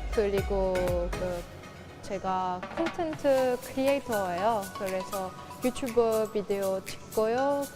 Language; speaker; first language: Korean; non-native, learner; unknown